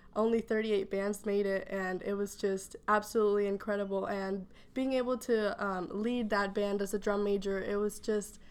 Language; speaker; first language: English; early bilingual, other home language; Spanish